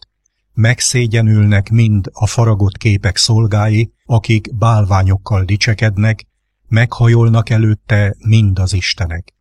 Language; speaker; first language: Hungarian; native; Hungarian